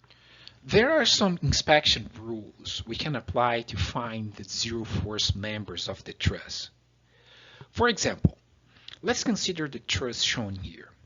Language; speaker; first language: English; non-native, fluent; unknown